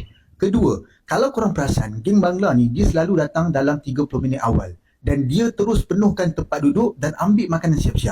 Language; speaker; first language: Malay; native; Malay